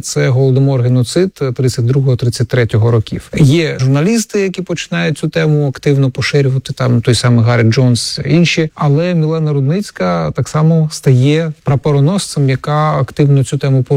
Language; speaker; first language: Ukrainian; native; Ukrainian